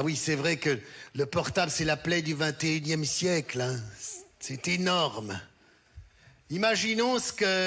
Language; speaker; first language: French; native; French